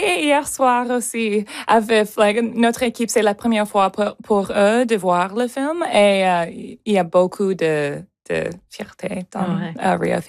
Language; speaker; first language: French; non-native, local second language; English